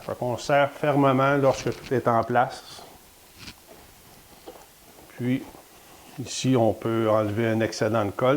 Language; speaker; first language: French; native; French